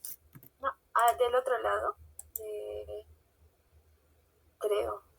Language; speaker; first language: Spanish; native; Spanish